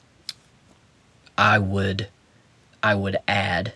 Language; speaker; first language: English; native; English